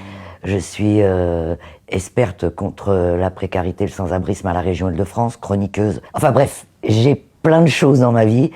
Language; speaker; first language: French; native; French